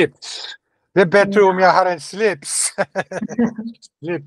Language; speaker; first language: Swedish; non-native, learner; Russian